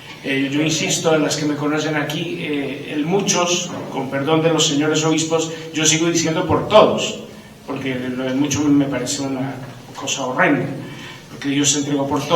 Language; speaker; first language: Spanish; native; Spanish